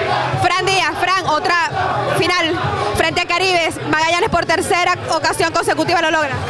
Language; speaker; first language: Spanish; native; Spanish